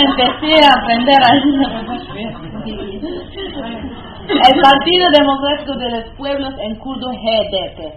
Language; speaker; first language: Spanish; non-native, learner; Kurdish